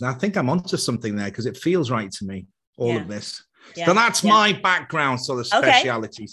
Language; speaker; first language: English; native; English